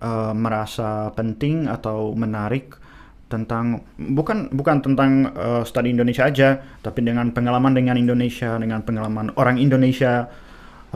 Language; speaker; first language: Indonesian; non-native, fluent; Czech